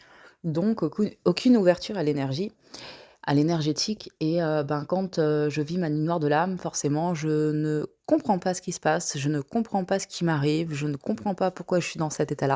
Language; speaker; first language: French; native; French